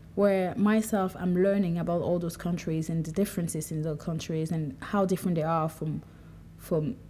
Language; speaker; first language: English; non-native, local second language; French